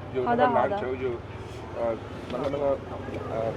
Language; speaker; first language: Chinese; early bilingual, heritage; Chinese